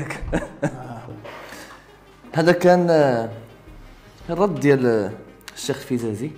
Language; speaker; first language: Arabic; native; Arabic